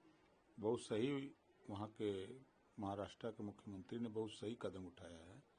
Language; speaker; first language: Hindi; native; Hindi